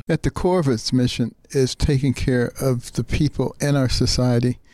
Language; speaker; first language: English; native; English